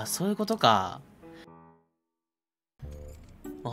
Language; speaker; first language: Japanese; native; Japanese